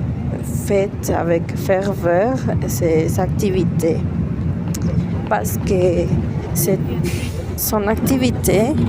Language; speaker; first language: French; non-native, learner; Spanish